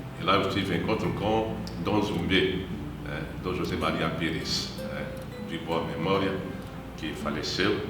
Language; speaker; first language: Portuguese; non-native, fluent; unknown